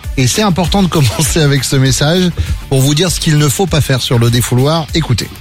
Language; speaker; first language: French; native; French